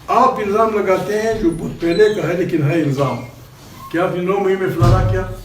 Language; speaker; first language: Urdu; non-native, local second language; Pashto